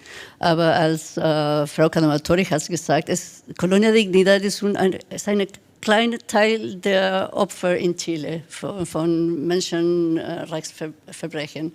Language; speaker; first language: German; non-native, fluent; Spanish